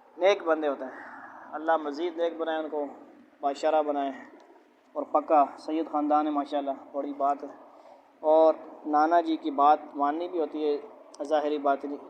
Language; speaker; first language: Urdu; non-native, local second language; Punjabi